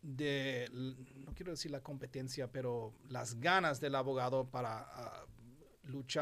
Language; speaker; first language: Spanish; non-native, fluent; English